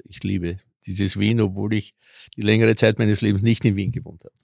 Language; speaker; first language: German; early bilingual, other home language; Croatian